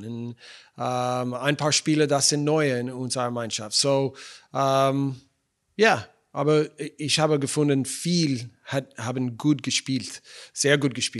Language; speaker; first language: German; non-native, fluent; English